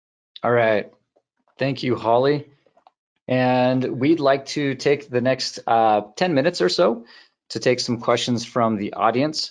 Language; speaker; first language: English; native; English